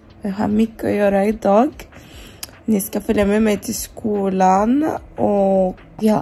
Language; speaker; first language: Swedish; non-native, fluent; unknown